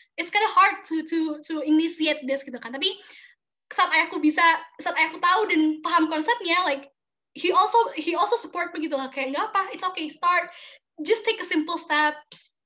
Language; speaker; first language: English; non-native, fluent; Indonesian